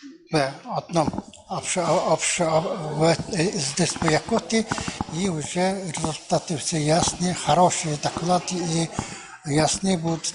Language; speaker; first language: Russian; non-native, learner; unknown